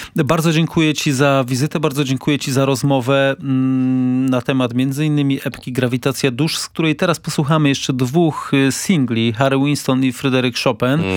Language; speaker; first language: Polish; native; Polish